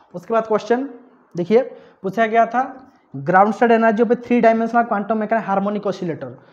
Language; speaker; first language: Hindi; non-native, local second language; Odia